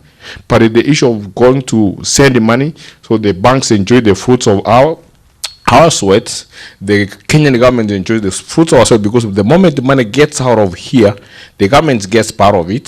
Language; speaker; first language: English; non-native, local second language; Gusii